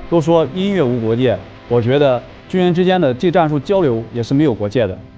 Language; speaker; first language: Chinese; native; Chinese